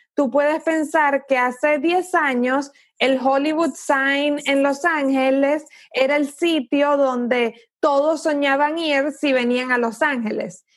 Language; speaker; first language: Spanish; native; Spanish